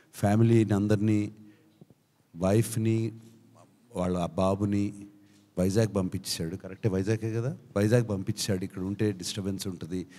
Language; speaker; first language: Telugu; native; Telugu